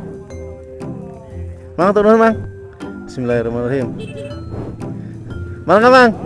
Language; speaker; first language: Indonesian; non-native, local second language; Sundanese